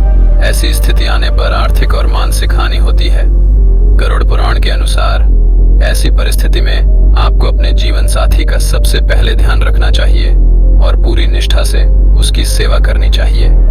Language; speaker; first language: Hindi; native; Hindi